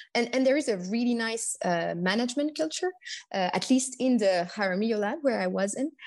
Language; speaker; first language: English; non-native, fluent; French